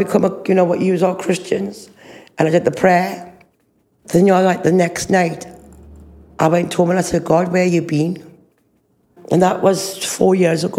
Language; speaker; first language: English; native; English